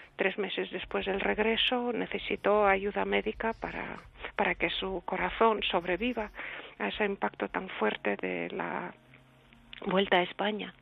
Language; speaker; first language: Spanish; early bilingual, other home language; Russian